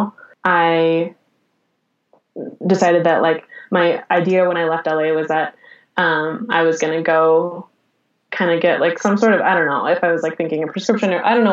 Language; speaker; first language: English; native; English